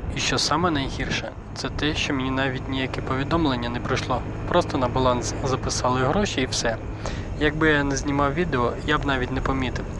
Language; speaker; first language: Ukrainian; non-native, local second language; Russian